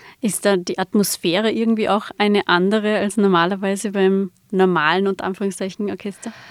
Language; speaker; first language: German; native; German